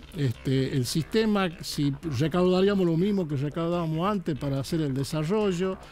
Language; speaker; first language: Spanish; native; Spanish